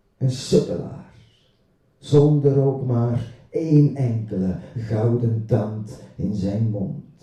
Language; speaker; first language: Dutch; native; Dutch